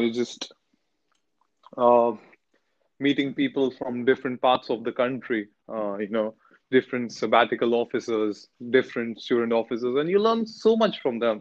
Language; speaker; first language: English; non-native, local second language; Hindi